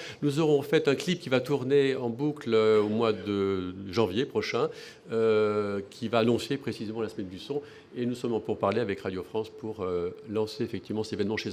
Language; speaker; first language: French; native; French